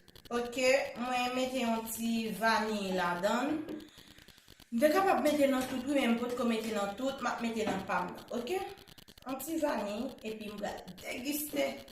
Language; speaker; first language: French; non-native, learner; Haitian Creole